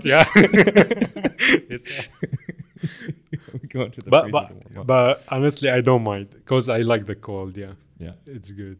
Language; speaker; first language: English; non-native, fluent; Arabic